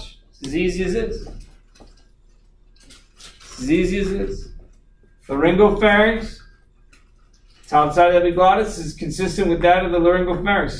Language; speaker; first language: English; native; English